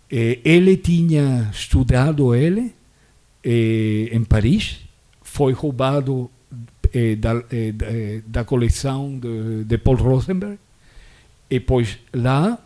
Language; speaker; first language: Portuguese; non-native, fluent; Spanish